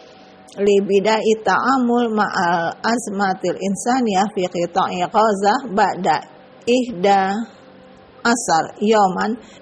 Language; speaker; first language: Arabic; non-native, learner; Indonesian